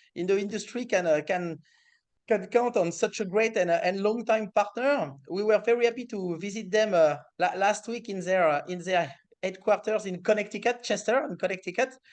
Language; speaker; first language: English; non-native, fluent; French